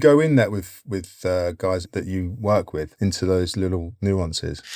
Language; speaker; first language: English; native; English